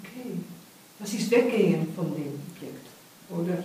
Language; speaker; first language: German; non-native, fluent; Spanish